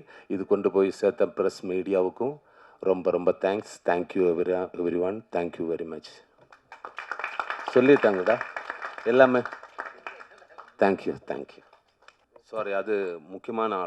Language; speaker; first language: Tamil; non-native, learner; Malayalam